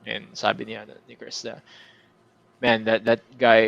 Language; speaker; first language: Filipino; native; Filipino